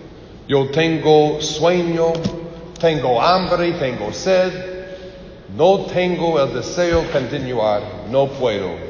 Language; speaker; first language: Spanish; non-native, learner; English